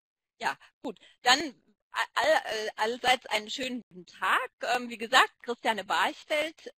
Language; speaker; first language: German; native; German